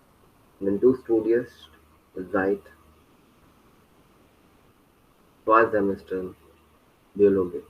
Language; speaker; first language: German; non-native, learner; Hindi